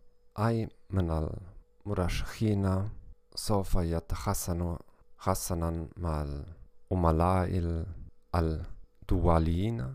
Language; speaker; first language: Arabic; non-native, learner; German